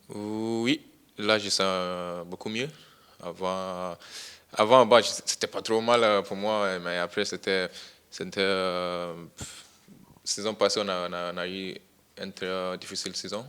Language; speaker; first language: French; non-native, fluent; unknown